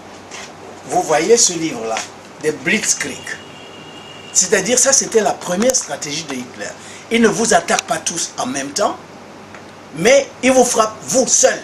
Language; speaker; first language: French; non-native, local second language; Duala